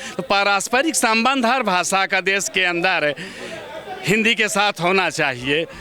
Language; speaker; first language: Hindi; native; Hindi